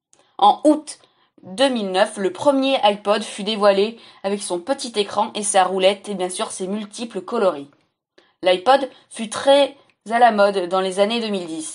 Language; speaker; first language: French; native; French